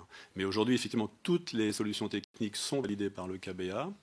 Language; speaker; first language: French; native; French